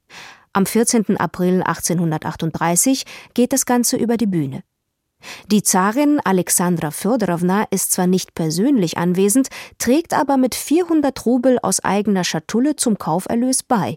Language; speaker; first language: German; native; German